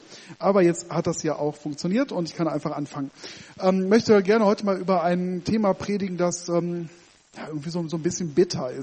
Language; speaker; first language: German; native; German